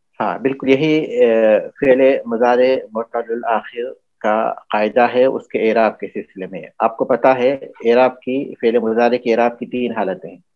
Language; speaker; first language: Urdu; native; Urdu